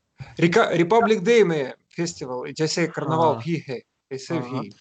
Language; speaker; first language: Hindi; non-native, learner; Russian